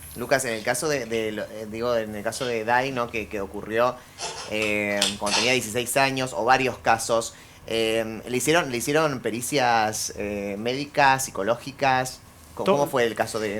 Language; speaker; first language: Spanish; native; Spanish